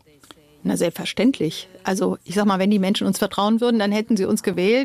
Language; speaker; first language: German; native; German